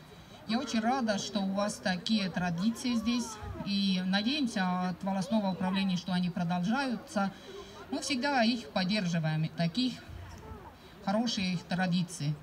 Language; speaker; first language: Russian; non-native, local second language; Estonian